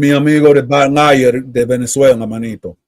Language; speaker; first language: Spanish; early bilingual, heritage; Spanish